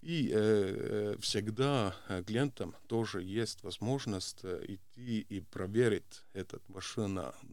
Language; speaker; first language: Russian; non-native, local second language; Estonian